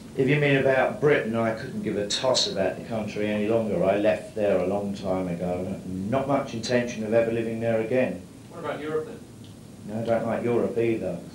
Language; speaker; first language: English; native; English